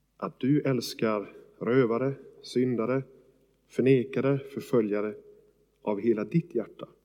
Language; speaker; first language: Swedish; native; Swedish